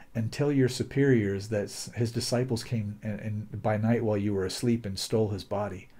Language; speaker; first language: English; native; English